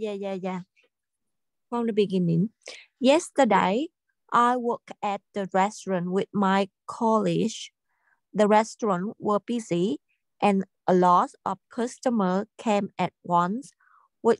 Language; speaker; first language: English; non-native, learner; Vietnamese